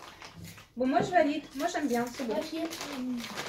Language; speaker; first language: French; native; French